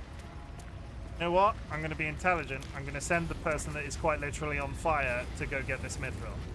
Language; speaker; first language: English; native; English